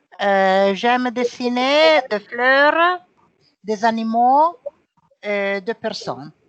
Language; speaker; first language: French; non-native, learner; Italian